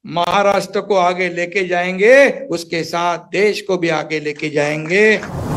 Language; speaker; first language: Hindi; non-native, local second language; Marathi